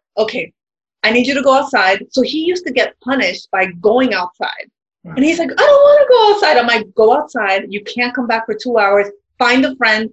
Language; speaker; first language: English; early bilingual, other home language; Spanish